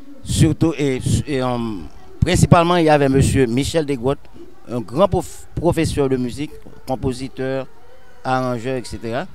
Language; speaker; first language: French; non-native, local second language; Haitian Creole